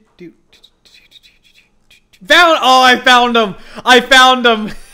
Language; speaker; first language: English; native; English